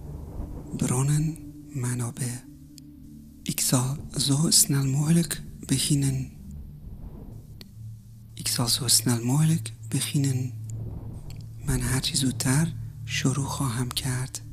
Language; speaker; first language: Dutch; non-native, fluent; Persian